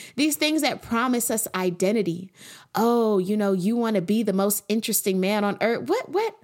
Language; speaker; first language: English; native; English